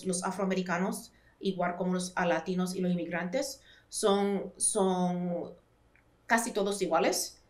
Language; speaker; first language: Spanish; early bilingual, heritage; Spanish